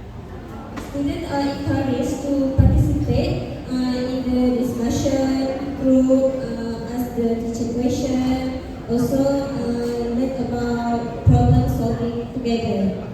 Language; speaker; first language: English; non-native, learner; Malay